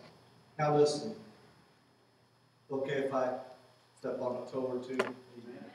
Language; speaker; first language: English; native; English